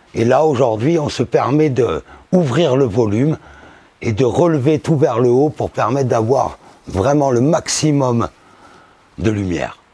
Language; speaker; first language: French; native; French